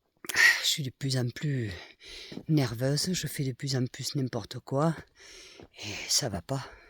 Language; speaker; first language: French; native; French